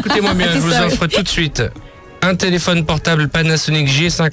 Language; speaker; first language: French; native; French